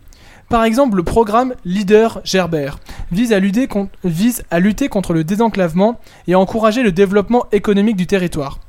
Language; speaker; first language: French; native; French